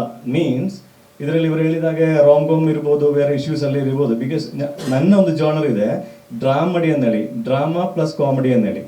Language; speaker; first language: Kannada; non-native, local second language; Malayalam